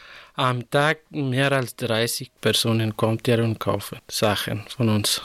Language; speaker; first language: German; non-native, learner; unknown